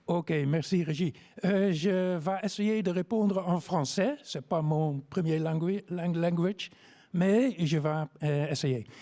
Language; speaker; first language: French; non-native, learner; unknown